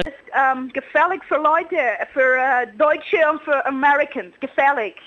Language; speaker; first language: German; non-native, learner; English